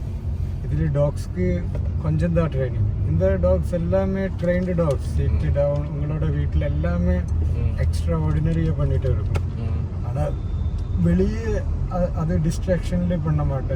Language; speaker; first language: Tamil; non-native, learner; Malayalam